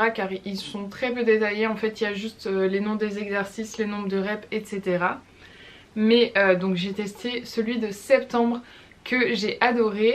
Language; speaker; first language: French; native; French